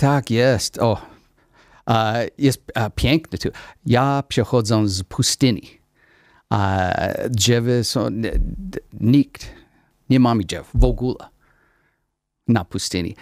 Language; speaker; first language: Polish; non-native, learner; English